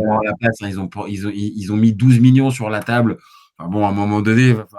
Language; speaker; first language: French; native; French